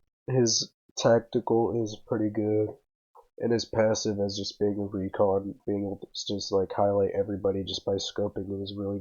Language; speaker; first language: English; native; English